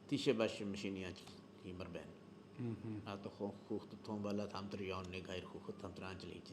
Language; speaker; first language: Mongolian; non-native, learner; Urdu